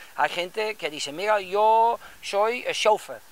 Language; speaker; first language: Spanish; non-native, learner; Dutch